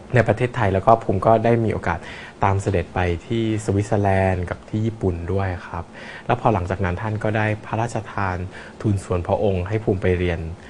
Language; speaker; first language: Thai; native; Thai